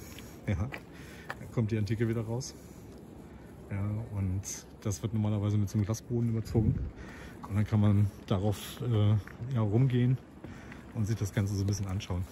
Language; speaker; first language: German; native; German